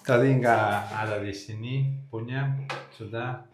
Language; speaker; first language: Indonesian; non-native, learner; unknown